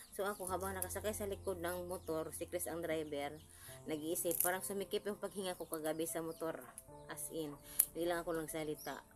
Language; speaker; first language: Filipino; non-native, local second language; Cebuano